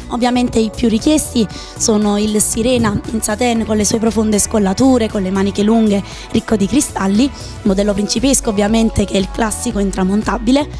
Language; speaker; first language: Italian; native; Italian